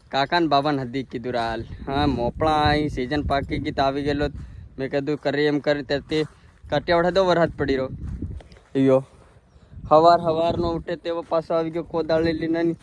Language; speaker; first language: Gujarati; non-native, local second language; Bhili